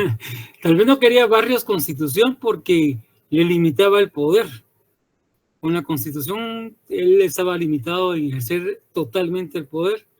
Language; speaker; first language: Spanish; native; Spanish